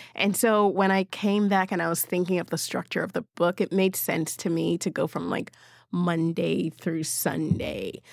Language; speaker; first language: English; non-native, local second language; Yoruba